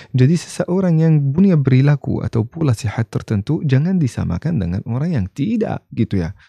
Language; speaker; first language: Indonesian; non-native, fluent; Arabic